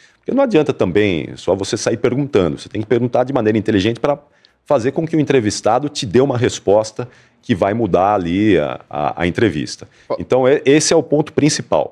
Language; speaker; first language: Portuguese; native; Portuguese